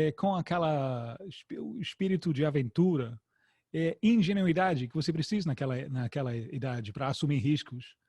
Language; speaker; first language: Portuguese; non-native, fluent; English